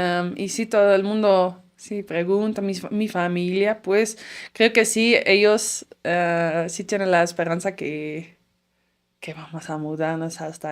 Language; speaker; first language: Spanish; non-native, fluent; Dutch